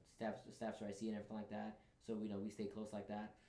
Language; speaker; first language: English; native; English